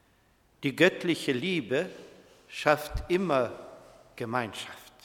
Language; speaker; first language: German; non-native, fluent; Swedish